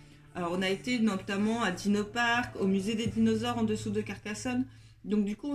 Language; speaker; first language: French; native; French